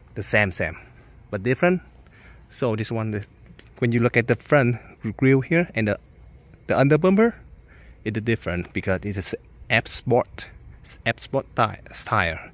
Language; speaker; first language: English; non-native, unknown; Vietnamese